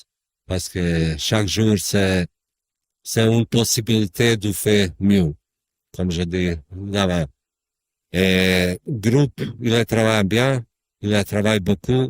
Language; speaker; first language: French; non-native, learner; Bosnian